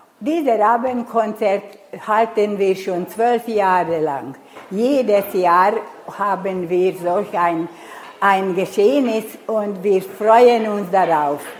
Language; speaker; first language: German; non-native, local second language; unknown